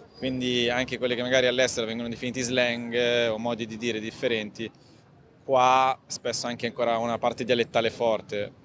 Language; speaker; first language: Italian; native; Italian